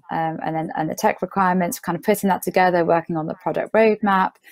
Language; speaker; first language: English; native; English